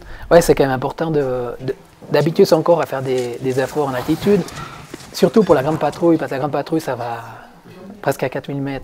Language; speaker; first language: French; native; French